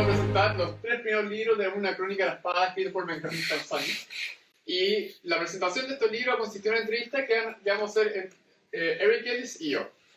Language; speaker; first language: Spanish; native; Spanish